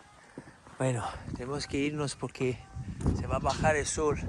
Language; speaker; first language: Spanish; non-native, fluent; Italian